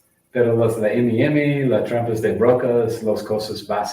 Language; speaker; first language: Spanish; non-native, learner; English